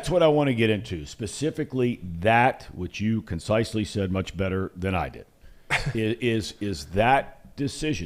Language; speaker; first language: English; native; English